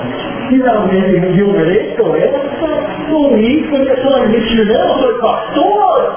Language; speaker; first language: Spanish; non-native, fluent; English